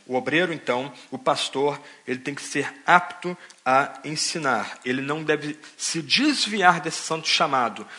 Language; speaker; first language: Portuguese; native; Portuguese